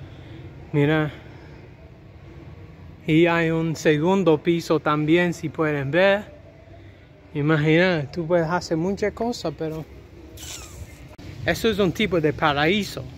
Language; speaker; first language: Spanish; non-native, learner; English